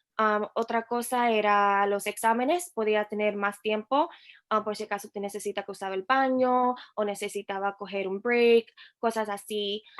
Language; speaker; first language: Spanish; early bilingual, heritage; Spanish